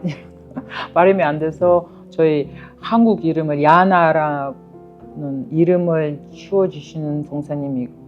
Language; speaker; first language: Korean; non-native, fluent; Kyrgyz